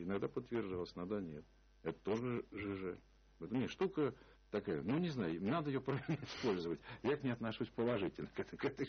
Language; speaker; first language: Russian; native; Russian